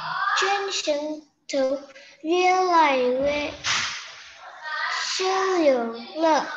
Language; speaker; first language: Chinese; non-native, learner; Indonesian